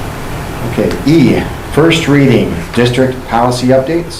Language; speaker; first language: English; native; English